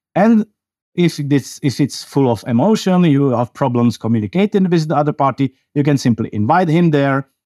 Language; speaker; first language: English; non-native, fluent; Czech